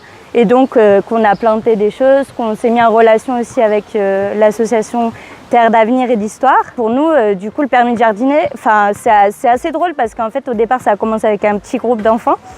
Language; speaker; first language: French; native; French